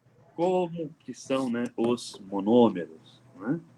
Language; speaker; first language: Portuguese; native; Portuguese